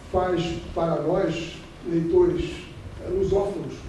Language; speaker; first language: Portuguese; native; Portuguese